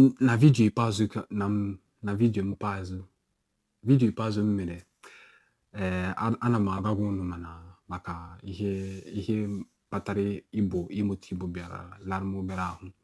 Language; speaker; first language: Igbo; non-native, local second language; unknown